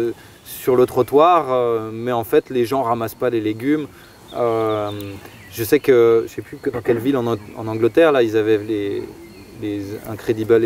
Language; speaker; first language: French; native; French